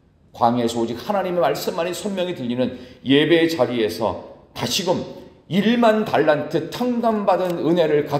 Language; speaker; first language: Korean; native; Korean